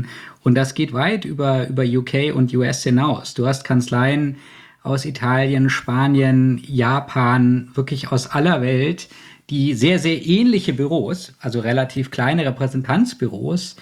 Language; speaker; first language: German; native; German